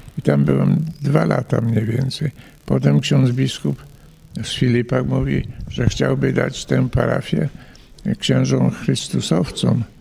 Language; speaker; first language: Polish; native; Polish